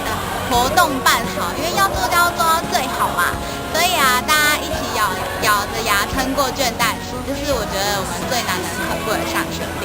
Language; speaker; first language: Chinese; native; Chinese